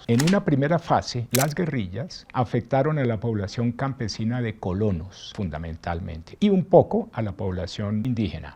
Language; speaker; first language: Spanish; native; Spanish